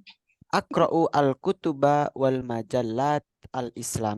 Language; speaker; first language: Arabic; non-native, fluent; Indonesian